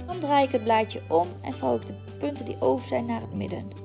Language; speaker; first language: Dutch; native; Dutch